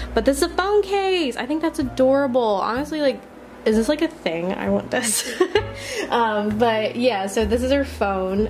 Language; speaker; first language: English; native; English